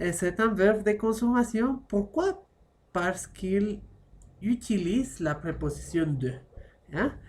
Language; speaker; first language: French; non-native, fluent; Spanish